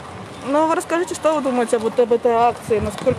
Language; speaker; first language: Russian; native; Russian